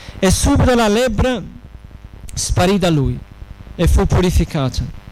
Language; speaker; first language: Italian; non-native, fluent; English